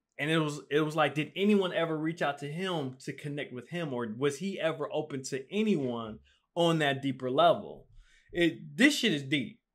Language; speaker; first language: English; native; English